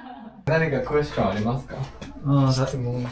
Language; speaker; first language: Japanese; native; Japanese